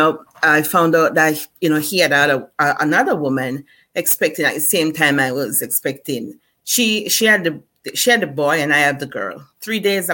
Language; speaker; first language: English; non-native, local second language; Jamaican Creole English